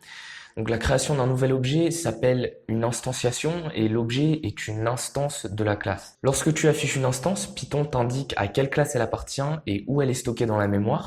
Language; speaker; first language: French; native; French